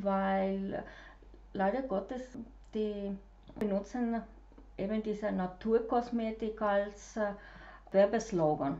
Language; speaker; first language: German; non-native, fluent; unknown